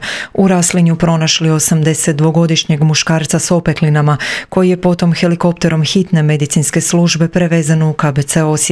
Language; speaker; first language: Croatian; native; Croatian